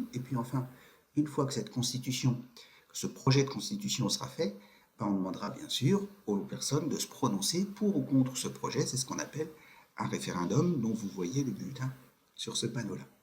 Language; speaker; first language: French; native; French